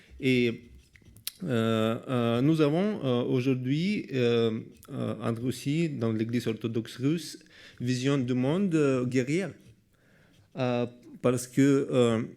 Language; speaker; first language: French; non-native, learner; Russian